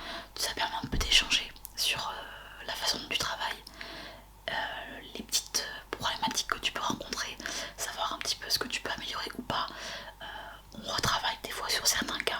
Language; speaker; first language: French; native; French